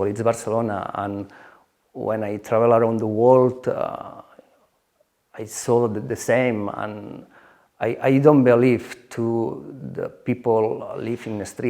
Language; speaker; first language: English; non-native, learner; Spanish